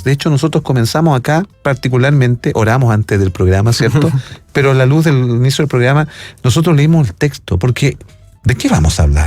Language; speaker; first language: Spanish; native; Spanish